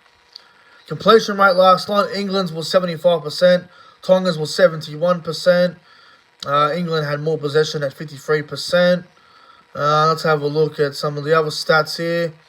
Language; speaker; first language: English; native; English